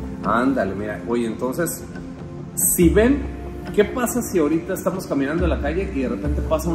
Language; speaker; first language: Spanish; native; Spanish